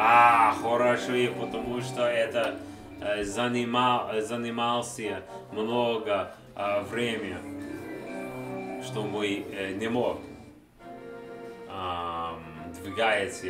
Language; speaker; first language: Russian; non-native, learner; English